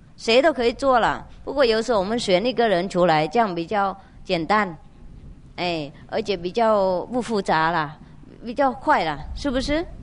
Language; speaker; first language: Chinese; non-native, fluent; Vietnamese